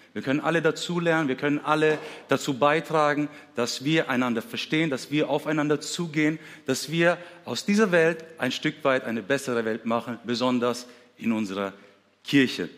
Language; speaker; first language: German; early bilingual, other home language; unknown